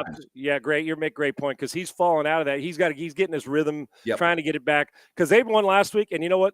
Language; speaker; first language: English; native; English